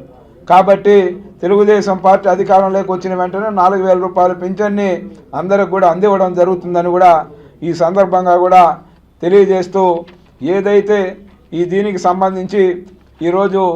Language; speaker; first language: Telugu; native; Telugu